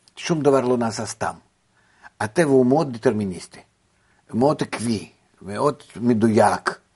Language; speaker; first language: Hebrew; non-native, fluent; Russian